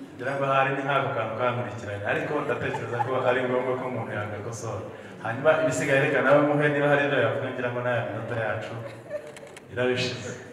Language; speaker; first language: Kinyarwanda; native; Kinyarwanda